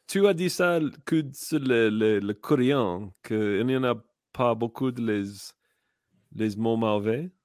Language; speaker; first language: French; non-native, learner; English